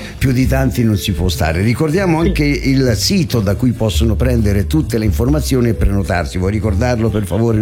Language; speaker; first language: Italian; native; Italian